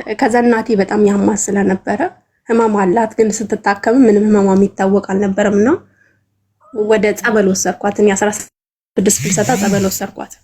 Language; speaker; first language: Amharic; non-native, local second language; Oromo